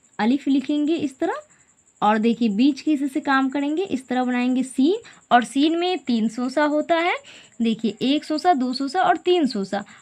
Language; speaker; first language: Hindi; native; Hindi